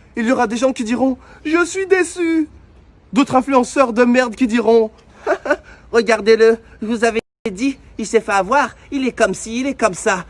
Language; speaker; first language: French; native; French